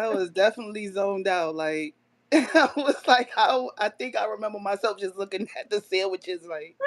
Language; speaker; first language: English; native; English